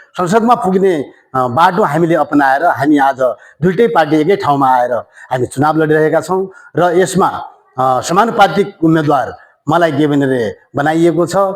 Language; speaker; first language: Nepali; native; Nepali